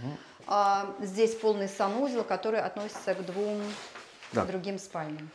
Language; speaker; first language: Russian; native; Russian